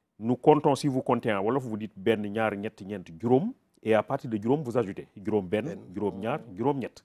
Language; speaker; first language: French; non-native, local second language; Wolof